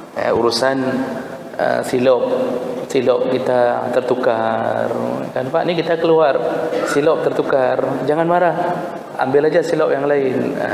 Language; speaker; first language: Malay; non-native, local second language; Achinese